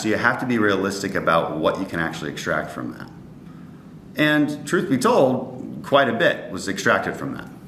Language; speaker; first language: English; native; English